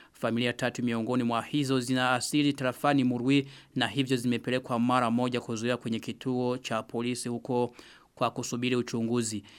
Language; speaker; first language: Swahili; non-native, local second language; Rundi